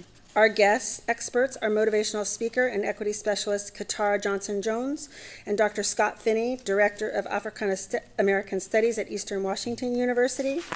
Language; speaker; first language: English; native; English